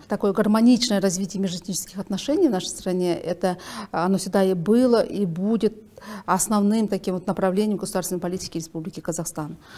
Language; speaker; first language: Russian; native; Russian